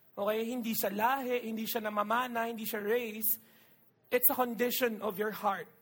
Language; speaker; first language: Filipino; non-native, local second language; Iloko